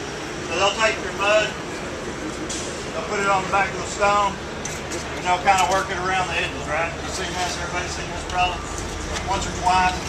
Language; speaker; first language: English; native; English